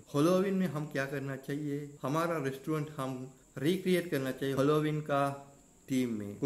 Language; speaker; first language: Hindi; non-native, learner; Sinhala